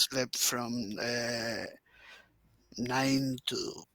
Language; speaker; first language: English; non-native, learner; Spanish